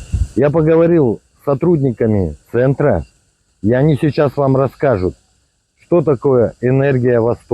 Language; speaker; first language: Russian; native; Russian